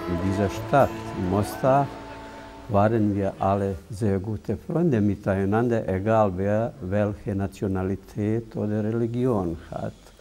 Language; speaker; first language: German; non-native, fluent; Bosnian